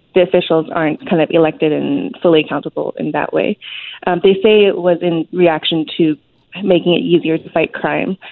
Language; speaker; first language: English; non-native, local second language; Cantonese